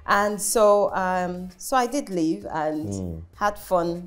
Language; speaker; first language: English; non-native, local second language; Yoruba